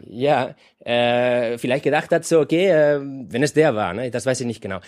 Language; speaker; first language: German; non-native, fluent; Spanish